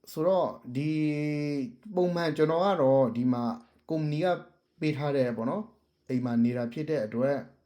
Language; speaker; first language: Burmese; native; Burmese